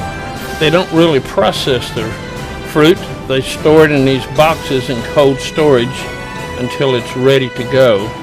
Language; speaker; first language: English; native; English